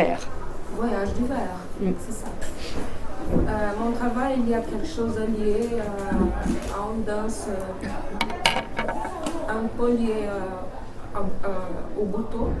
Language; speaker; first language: French; non-native, learner; Portuguese